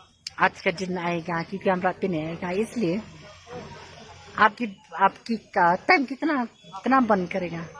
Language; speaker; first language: Hindi; non-native, local second language; Khasi